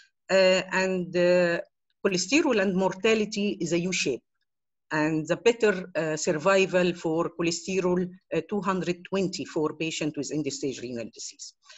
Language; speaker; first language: English; non-native, fluent; Arabic